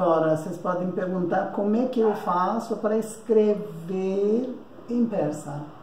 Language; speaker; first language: Portuguese; non-native, fluent; Persian